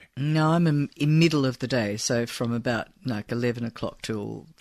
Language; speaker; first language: English; native; English